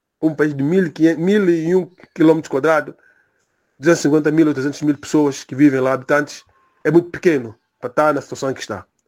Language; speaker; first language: Portuguese; native; Portuguese